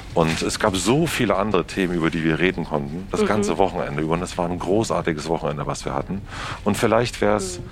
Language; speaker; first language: German; native; German